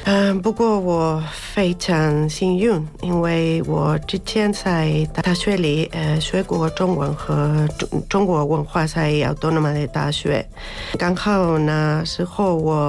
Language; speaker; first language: Chinese; non-native, fluent; Spanish